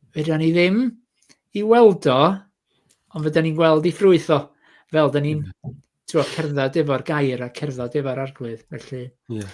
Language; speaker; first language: Welsh; native; Welsh